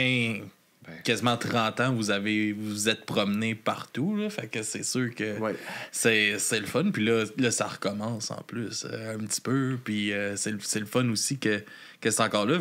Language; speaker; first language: French; native; French